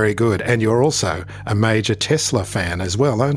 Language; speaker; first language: English; native; English